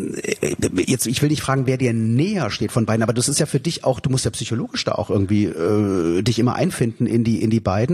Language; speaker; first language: German; native; German